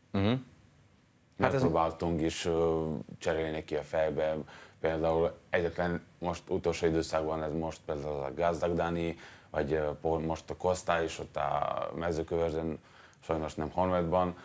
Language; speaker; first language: Hungarian; non-native, learner; Serbian